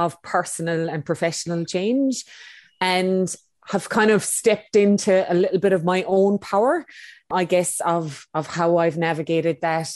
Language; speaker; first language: English; native; English